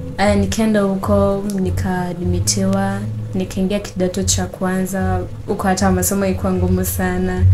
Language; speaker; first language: Swahili; non-native, local second language; Gusii